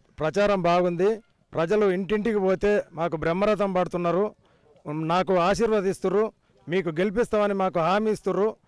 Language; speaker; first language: Telugu; native; Telugu